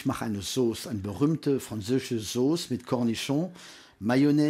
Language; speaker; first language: German; non-native, fluent; French